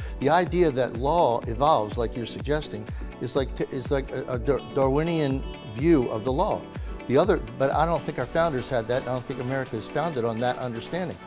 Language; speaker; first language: English; native; English